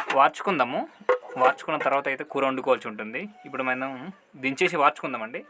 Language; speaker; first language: Telugu; non-native, local second language; Odia